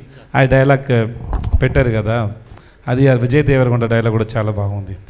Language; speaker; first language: Telugu; non-native, learner; Tamil